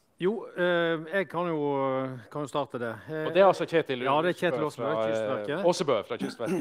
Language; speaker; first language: Norwegian; native; Norwegian